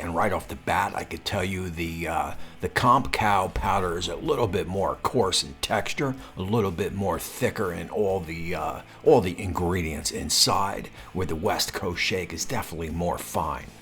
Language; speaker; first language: English; native; English